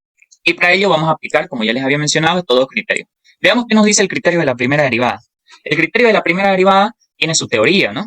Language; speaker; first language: Spanish; native; Spanish